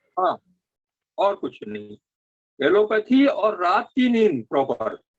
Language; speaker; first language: Hindi; native; Hindi